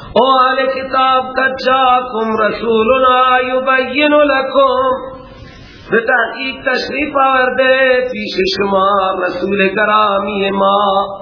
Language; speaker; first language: Persian; native; Persian